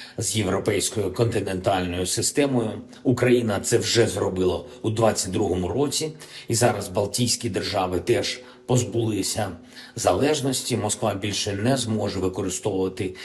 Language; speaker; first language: Ukrainian; non-native, local second language; Russian